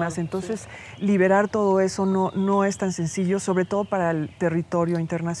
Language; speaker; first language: Spanish; native; Spanish